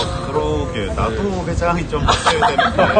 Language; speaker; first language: Korean; native; Korean